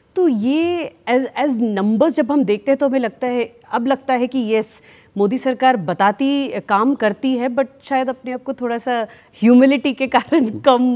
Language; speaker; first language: Hindi; native; Hindi